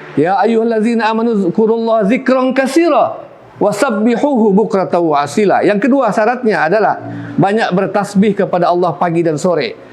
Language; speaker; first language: Malay; non-native, local second language; Minangkabau